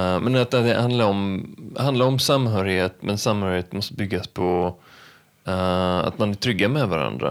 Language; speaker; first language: Swedish; native; Swedish